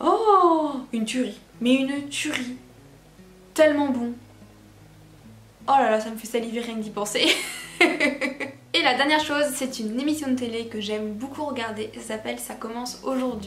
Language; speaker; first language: French; native; French